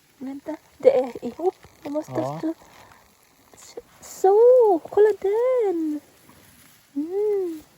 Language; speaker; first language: Swedish; non-native, local second language; Thai